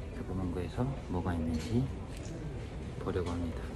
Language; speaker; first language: Korean; native; Korean